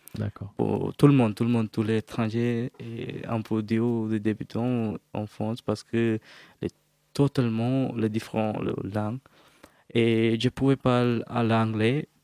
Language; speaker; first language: French; non-native, fluent; Sinhala